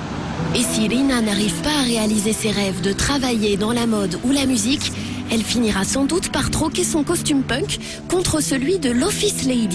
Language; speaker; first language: French; native; French